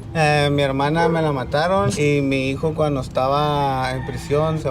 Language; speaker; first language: Spanish; native; Spanish